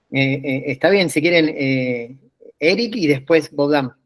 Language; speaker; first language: Spanish; native; Spanish